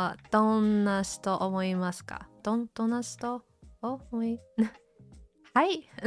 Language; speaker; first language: Japanese; non-native, learner; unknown